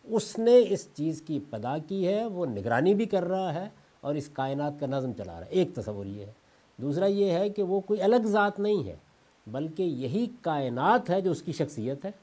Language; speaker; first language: Urdu; non-native, local second language; Punjabi